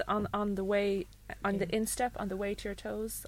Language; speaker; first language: English; native; English